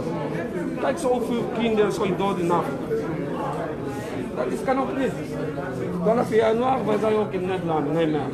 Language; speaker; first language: Dutch; non-native, learner; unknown